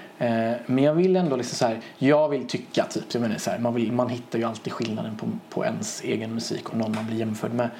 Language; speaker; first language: Swedish; early bilingual, other home language; Persian